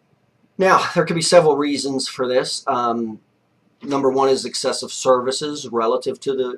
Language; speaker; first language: English; native; English